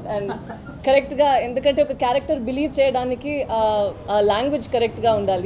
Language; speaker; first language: Telugu; non-native, learner; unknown